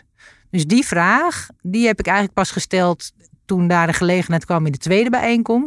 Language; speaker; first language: Dutch; native; Dutch